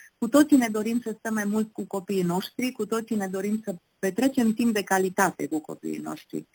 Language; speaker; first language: Romanian; native; Romanian